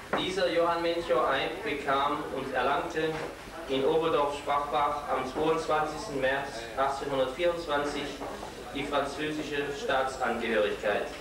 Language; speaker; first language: German; non-native, local second language; Swiss German